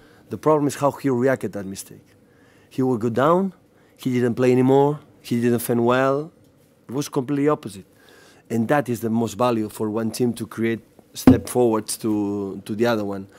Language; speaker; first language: English; non-native, fluent; Catalan